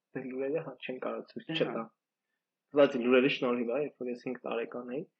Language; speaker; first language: Armenian; native; Armenian